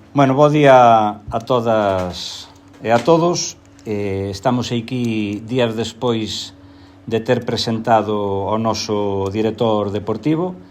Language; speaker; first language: Galician; native; Galician